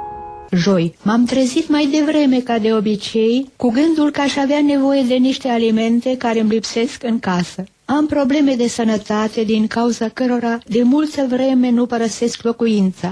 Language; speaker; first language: Romanian; native; Romanian